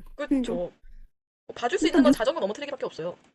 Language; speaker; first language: Korean; early bilingual, heritage; Korean